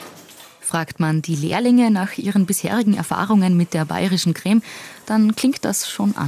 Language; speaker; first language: German; native; German